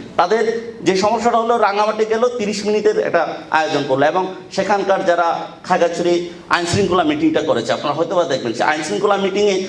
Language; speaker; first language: Bangla; non-native, local second language; Chakma